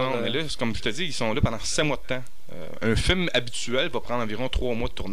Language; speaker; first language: French; native; French